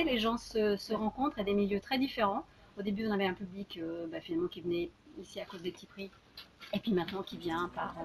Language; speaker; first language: French; native; French